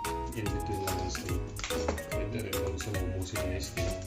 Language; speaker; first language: Filipino; native; Filipino